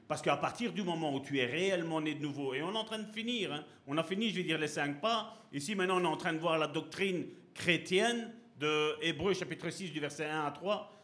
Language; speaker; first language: French; native; French